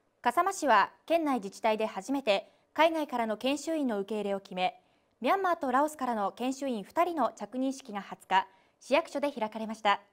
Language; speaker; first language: Japanese; native; Japanese